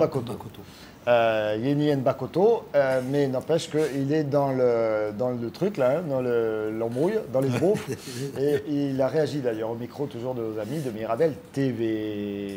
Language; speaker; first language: French; native; French